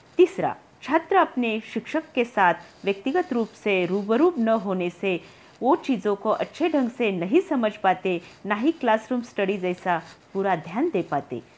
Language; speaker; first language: Hindi; non-native, local second language; Marathi